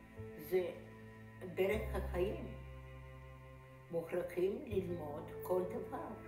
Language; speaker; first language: Hebrew; non-native, fluent; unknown